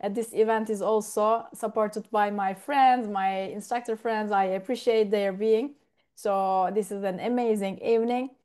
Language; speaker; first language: English; non-native, fluent; Turkish